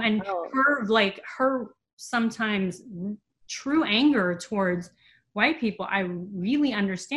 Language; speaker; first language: English; native; English